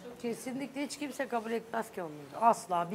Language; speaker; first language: Turkish; native; Turkish